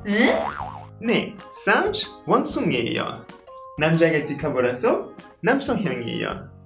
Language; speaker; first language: Korean; non-native, learner; French